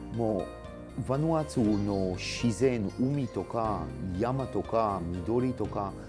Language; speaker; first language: Japanese; non-native, fluent; Hebrew